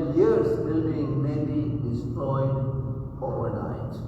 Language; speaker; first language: English; non-native, local second language; Gujarati